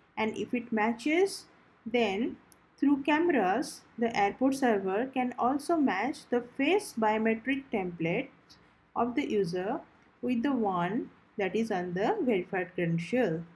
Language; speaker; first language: English; non-native, local second language; Odia